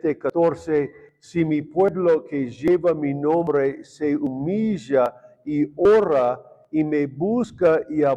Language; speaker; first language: Spanish; non-native, fluent; English